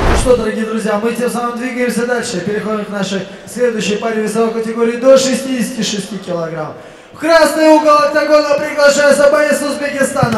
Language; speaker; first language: Russian; native; Russian